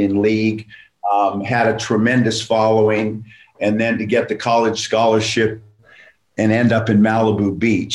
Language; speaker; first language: English; native; English